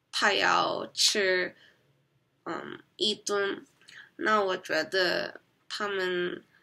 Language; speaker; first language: Chinese; non-native, learner; Korean